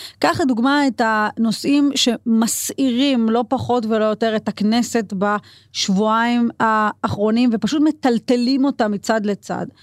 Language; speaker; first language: Hebrew; native; Hebrew